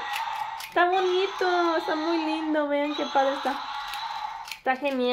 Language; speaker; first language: Spanish; native; Spanish